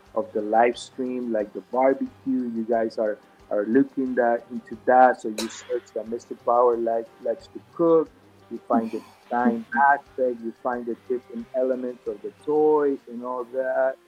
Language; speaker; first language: English; non-native, fluent; Spanish